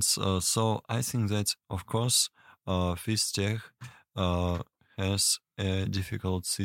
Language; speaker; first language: English; non-native, learner; Russian